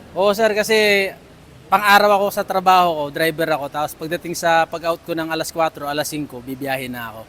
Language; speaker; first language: Filipino; native; Filipino